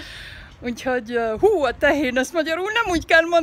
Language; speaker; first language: Hungarian; early bilingual, heritage; Hungarian